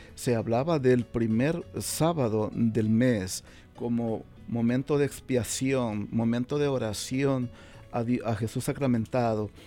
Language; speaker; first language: Spanish; native; Spanish